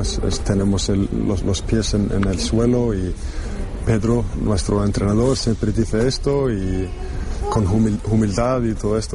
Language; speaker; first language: Spanish; non-native, learner; English